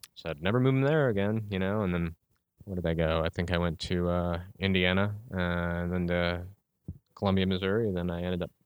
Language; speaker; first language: English; native; English